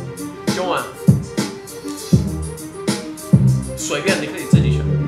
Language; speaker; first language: Chinese; non-native, fluent; English